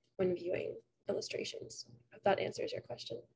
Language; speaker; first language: English; native; English